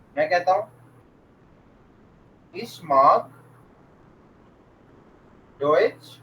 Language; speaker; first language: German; non-native, fluent; Urdu